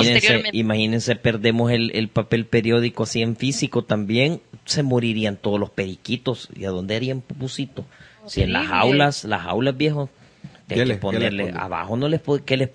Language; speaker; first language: Spanish; native; Spanish